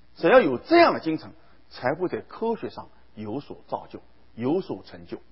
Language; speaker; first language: Chinese; native; Chinese